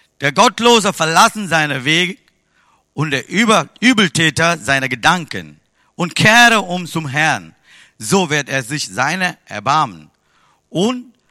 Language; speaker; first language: German; non-native, fluent; Tamil